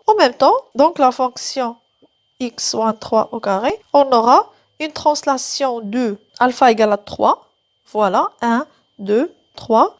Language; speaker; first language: French; non-native, local second language; Arabic